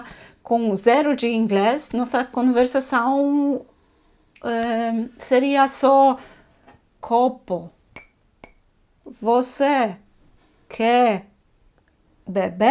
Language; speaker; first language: Portuguese; non-native, fluent; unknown